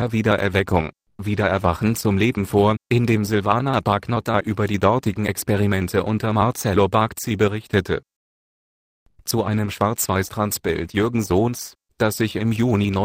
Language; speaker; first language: German; native; German